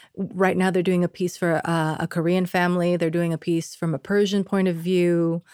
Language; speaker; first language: English; early bilingual, other home language; Spanish